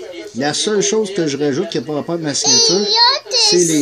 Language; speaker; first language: French; native; French